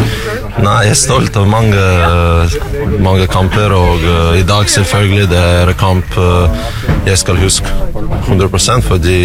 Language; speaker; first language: Norwegian; non-native, learner; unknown